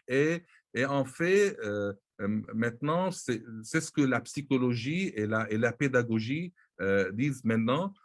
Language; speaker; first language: French; non-native, local second language; Arabic